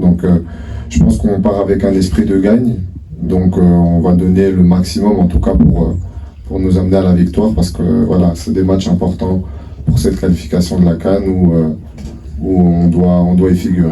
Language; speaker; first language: French; native; French